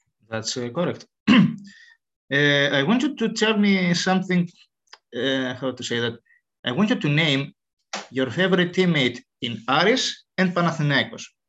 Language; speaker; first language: English; non-native, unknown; Greek